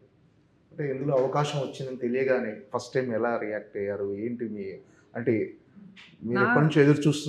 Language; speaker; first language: Telugu; native; Telugu